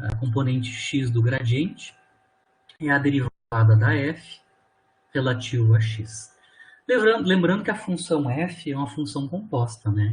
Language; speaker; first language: Portuguese; native; Portuguese